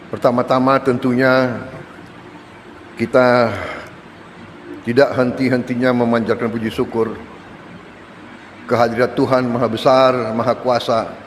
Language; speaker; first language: Indonesian; native; Indonesian